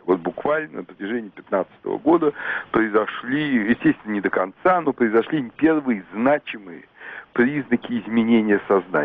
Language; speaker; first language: Russian; native; Russian